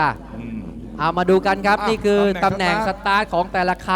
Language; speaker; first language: Thai; native; Thai